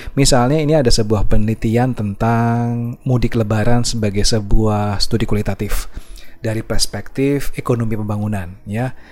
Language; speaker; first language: Indonesian; native; Indonesian